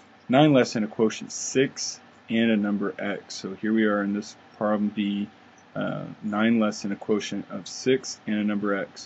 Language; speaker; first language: English; native; English